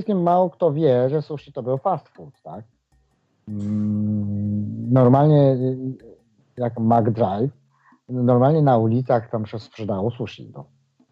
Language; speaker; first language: Polish; non-native, fluent; Japanese